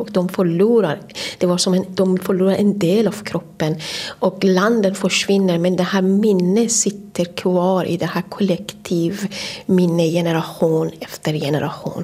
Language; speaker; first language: Swedish; non-native, fluent; Persian